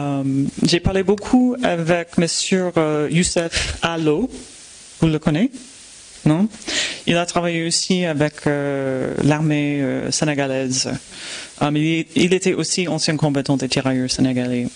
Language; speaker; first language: French; non-native, fluent; English